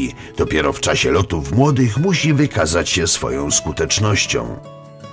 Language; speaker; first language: Polish; native; Polish